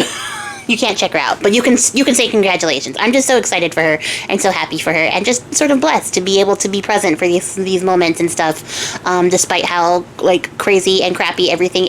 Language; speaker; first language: English; native; English